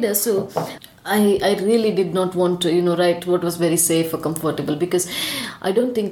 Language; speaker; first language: English; non-native, local second language; Tamil